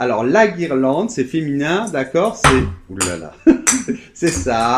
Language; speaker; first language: French; native; French